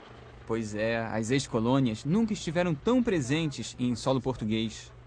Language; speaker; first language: Portuguese; native; Portuguese